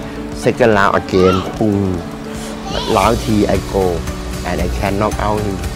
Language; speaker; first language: English; non-native, learner; Thai